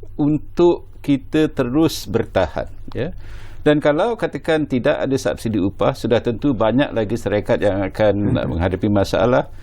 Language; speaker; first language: Malay; native; Malay